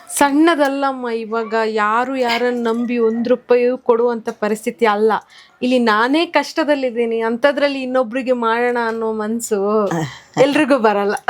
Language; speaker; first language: Kannada; native; Kannada